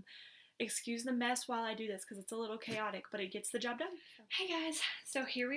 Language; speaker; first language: English; native; English